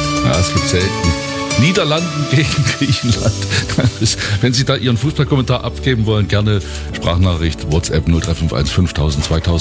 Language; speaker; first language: German; native; German